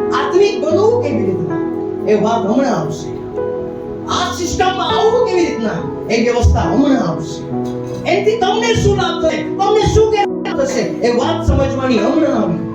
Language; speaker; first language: Gujarati; non-native, local second language; Gamit